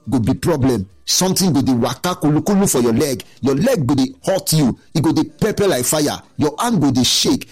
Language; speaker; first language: Nigerian Pidgin; non-native, local second language; Yoruba